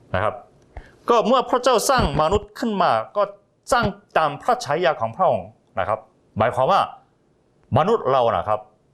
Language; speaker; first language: Thai; non-native, fluent; Korean